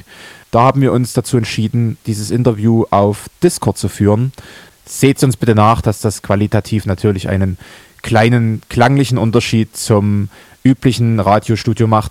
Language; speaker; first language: German; native; German